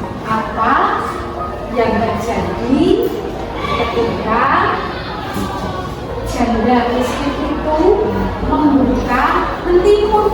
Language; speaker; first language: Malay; non-native, local second language; Javanese